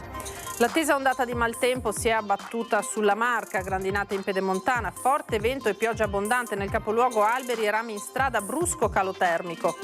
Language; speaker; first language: Italian; native; Italian